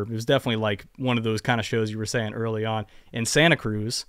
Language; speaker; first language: English; native; English